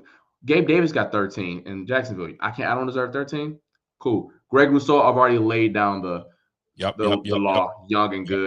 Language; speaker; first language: English; native; English